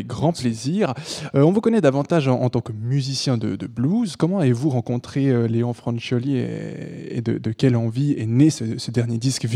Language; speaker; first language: French; native; French